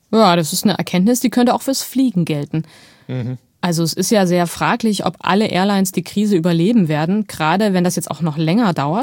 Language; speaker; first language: German; native; German